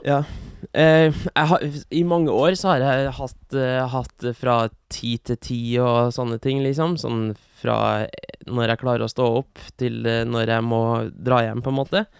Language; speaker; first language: Norwegian; native; Norwegian